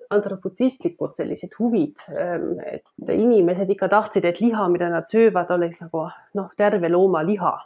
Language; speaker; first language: Estonian; non-native, fluent; German